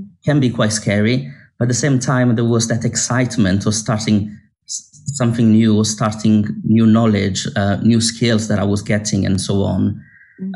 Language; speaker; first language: English; non-native, fluent; Italian